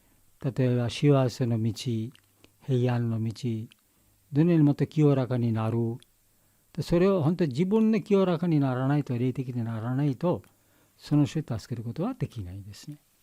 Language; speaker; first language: Japanese; non-native, learner; Bangla